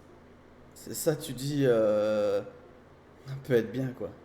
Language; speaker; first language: French; native; French